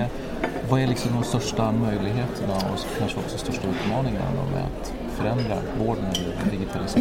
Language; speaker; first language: Swedish; native; Swedish